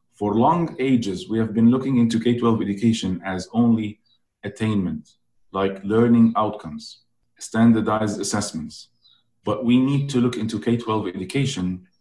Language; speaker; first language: English; non-native, fluent; Arabic